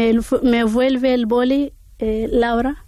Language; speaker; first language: Spanish; non-native, learner; Arabic